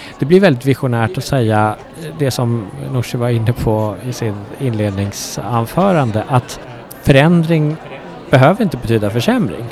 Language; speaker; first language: Swedish; early bilingual, other home language; Persian